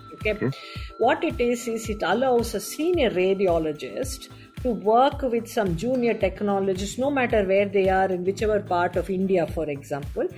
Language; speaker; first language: English; non-native, local second language; Tamil